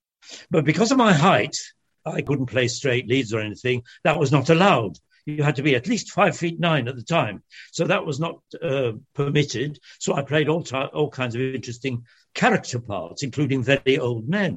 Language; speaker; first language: English; early bilingual, other home language; French